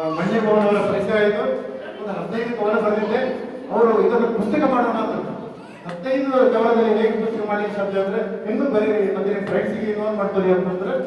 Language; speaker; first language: Kannada; native; Kannada